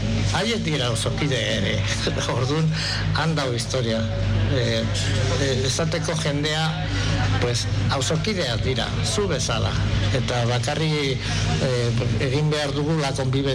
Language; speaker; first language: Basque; non-native, local second language; Spanish